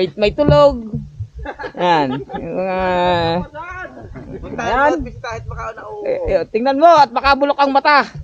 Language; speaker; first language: Filipino; native; Filipino